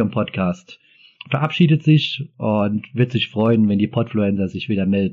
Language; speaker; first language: German; native; German